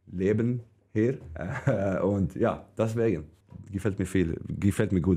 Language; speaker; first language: German; non-native, learner; Swedish